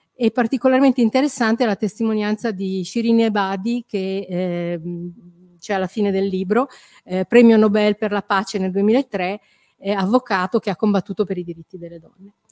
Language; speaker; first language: Italian; native; Italian